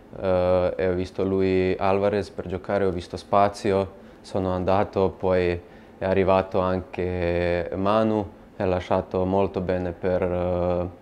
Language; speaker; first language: Italian; non-native, fluent; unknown